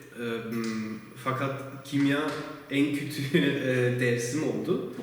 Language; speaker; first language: Turkish; early bilingual, heritage; Turkish